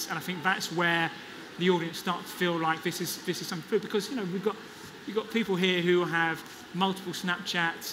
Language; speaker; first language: English; native; English